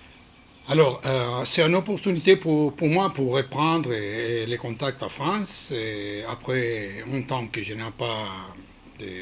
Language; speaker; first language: French; non-native, learner; Hebrew